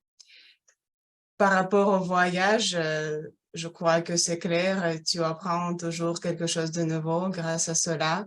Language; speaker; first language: French; non-native, fluent; Russian